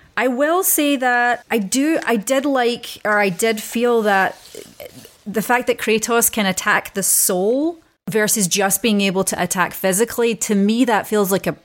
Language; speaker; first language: English; native; English